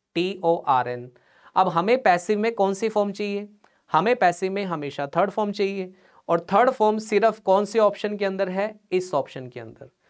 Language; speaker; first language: Hindi; non-native, local second language; Punjabi